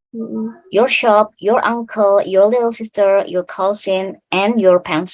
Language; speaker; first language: English; non-native, fluent; Indonesian